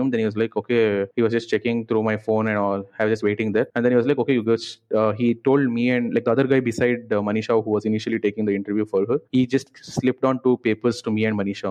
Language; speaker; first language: English; non-native, local second language; Kannada